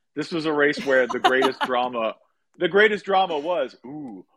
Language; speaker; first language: English; native; English